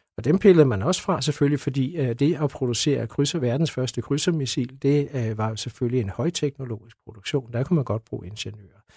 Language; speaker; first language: Danish; native; Danish